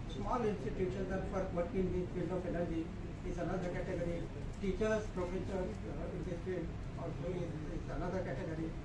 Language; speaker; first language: English; non-native, local second language; Marathi